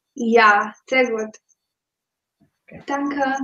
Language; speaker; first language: German; non-native, fluent; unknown